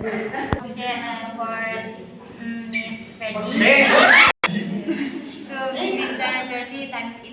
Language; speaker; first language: English; non-native, learner; Indonesian